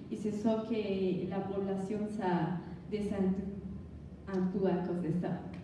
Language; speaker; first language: French; non-native, learner; Spanish